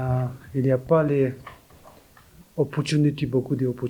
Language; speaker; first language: French; non-native, learner; Tibetan